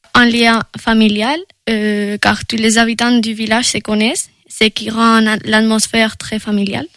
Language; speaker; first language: French; non-native, fluent; Spanish